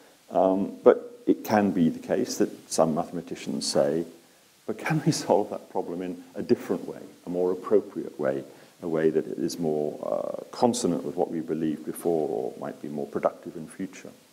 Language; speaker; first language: English; native; English